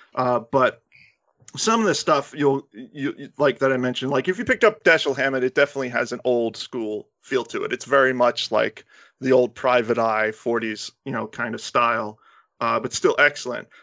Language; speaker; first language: English; early bilingual, other home language; Spanish